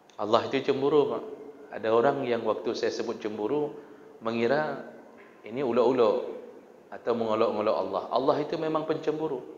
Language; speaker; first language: Malay; non-native, local second language; Achinese